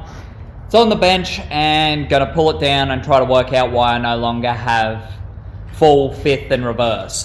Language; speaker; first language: English; native; English